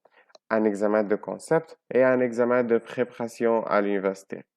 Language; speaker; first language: French; non-native, learner; Arabic